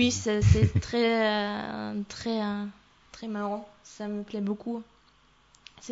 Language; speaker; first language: French; non-native, fluent; German